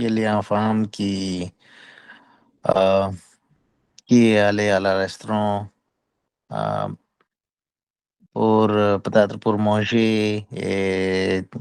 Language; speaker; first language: French; non-native, learner; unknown